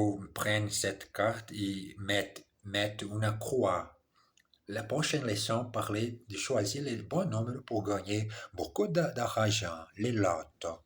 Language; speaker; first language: French; non-native, learner; English